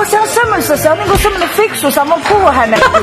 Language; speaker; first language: Finnish; non-native, learner; Chinese